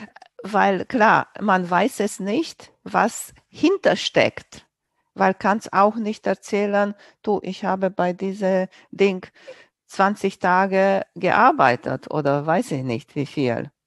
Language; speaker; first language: German; non-native, fluent; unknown